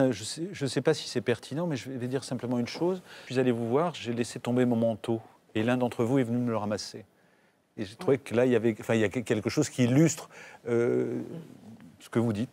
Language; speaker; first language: French; native; French